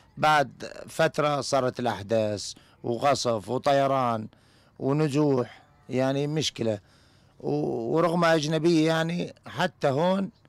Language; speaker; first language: Arabic; native; Arabic